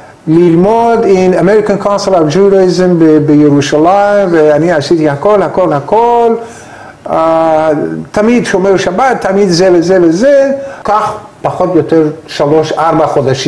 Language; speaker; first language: Hebrew; non-native, learner; Persian